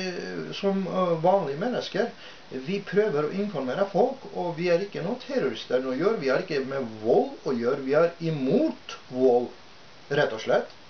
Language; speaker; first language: Norwegian; non-native, fluent; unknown